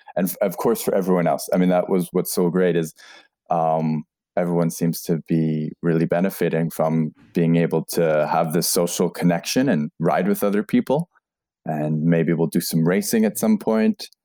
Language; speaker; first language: English; native; English